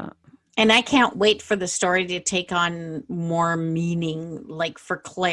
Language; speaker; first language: English; native; English